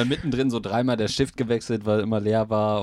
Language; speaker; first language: German; native; German